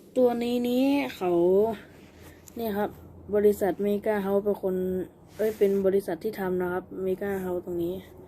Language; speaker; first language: Thai; native; Thai